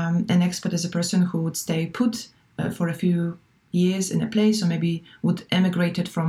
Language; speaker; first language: English; non-native, fluent; Polish